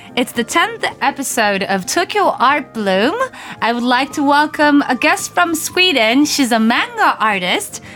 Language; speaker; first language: English; non-native, fluent; Japanese